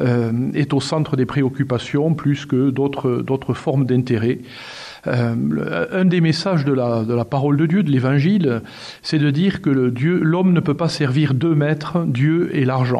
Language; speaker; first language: French; native; French